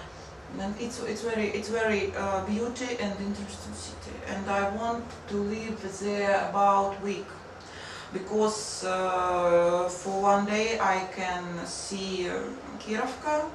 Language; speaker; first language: English; non-native, learner; Russian